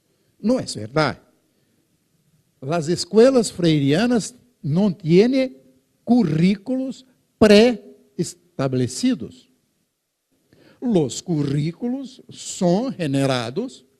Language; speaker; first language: Spanish; non-native, fluent; Portuguese